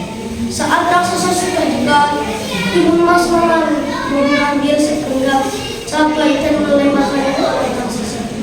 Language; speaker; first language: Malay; non-native, local second language; Javanese